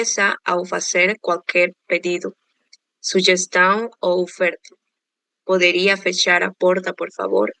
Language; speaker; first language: Portuguese; non-native, learner; Spanish